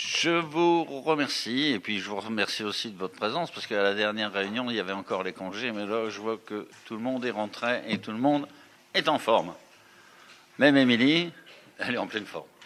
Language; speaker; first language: French; native; French